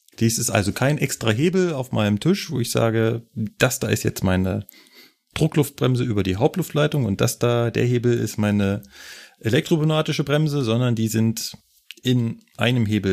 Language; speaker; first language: German; native; German